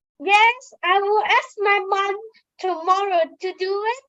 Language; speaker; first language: English; non-native, learner; Vietnamese